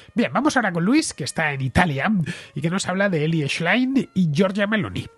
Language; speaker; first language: Spanish; native; Spanish